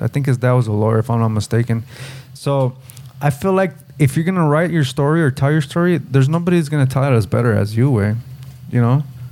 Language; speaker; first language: English; early bilingual, other home language; Spanish